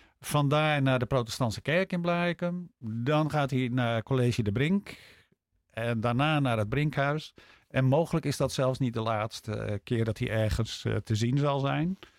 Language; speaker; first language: Dutch; native; Dutch